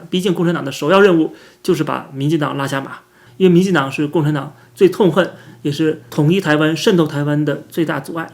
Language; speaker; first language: Chinese; native; Chinese